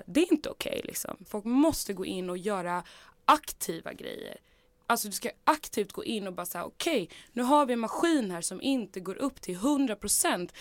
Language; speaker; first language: Swedish; native; Swedish